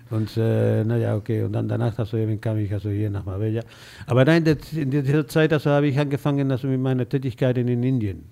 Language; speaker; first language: German; non-native, fluent; Spanish